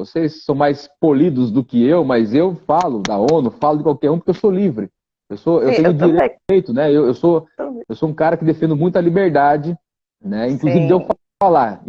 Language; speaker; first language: Portuguese; native; Portuguese